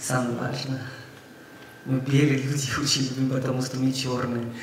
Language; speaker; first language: Russian; non-native, learner; Hindi